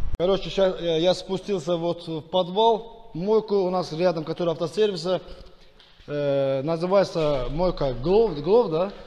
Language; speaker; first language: Russian; non-native, fluent; Azerbaijani